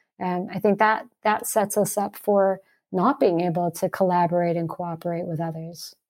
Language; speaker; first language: English; early bilingual, heritage; English